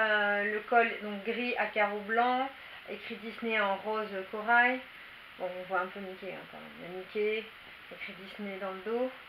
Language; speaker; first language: French; native; French